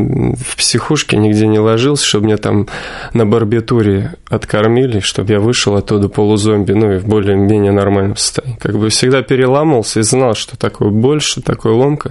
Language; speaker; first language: Russian; native; Russian